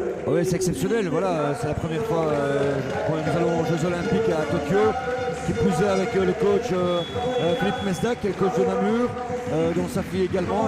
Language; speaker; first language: French; native; French